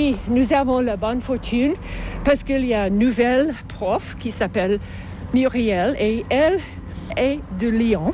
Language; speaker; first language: French; non-native, local second language; English